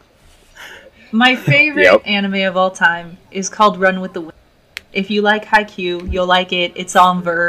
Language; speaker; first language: English; native; English